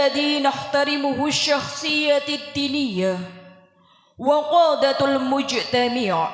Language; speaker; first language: Arabic; non-native, learner; Indonesian